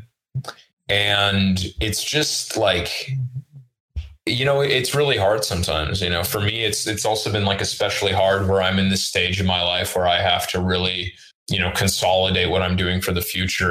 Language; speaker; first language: English; early bilingual, other home language; Russian